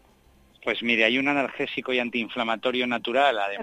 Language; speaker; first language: Spanish; native; Spanish